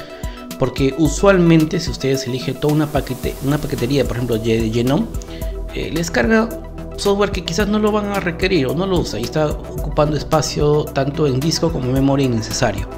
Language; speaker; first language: Spanish; native; Spanish